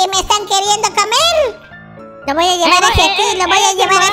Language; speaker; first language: Spanish; native; Spanish